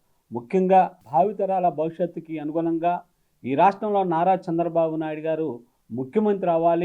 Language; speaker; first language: Telugu; native; Telugu